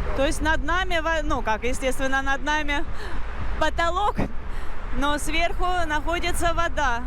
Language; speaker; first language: Russian; native; Russian